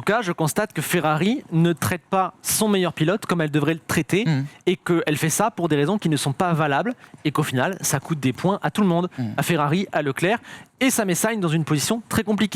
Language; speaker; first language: French; native; French